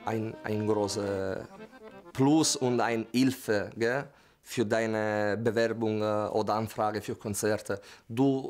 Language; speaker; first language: German; non-native, fluent; Italian